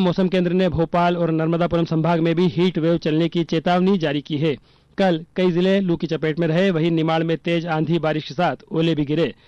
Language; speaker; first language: Hindi; native; Hindi